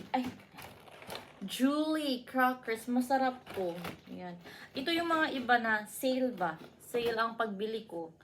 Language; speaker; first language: Filipino; non-native, local second language; Cebuano